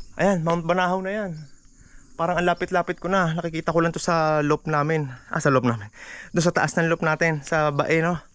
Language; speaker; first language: Filipino; native; Filipino